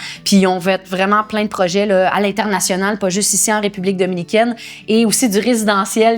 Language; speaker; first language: French; native; French